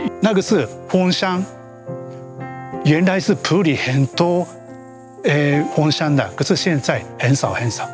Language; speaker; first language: Chinese; non-native, learner; Japanese